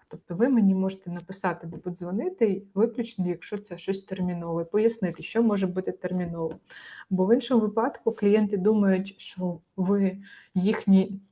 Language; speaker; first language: Ukrainian; native; Ukrainian